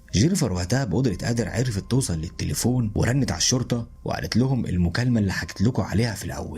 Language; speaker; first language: Arabic; native; Arabic